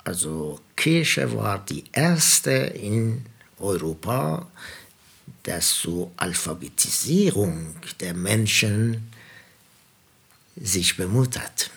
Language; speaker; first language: German; non-native, fluent; Persian